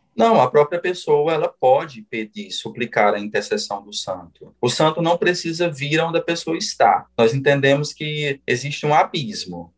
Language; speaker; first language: Portuguese; native; Portuguese